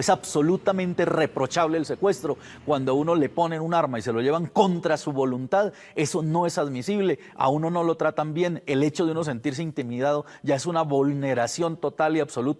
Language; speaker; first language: Spanish; native; Spanish